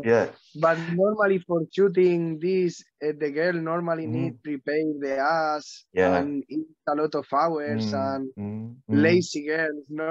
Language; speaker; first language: English; non-native, learner; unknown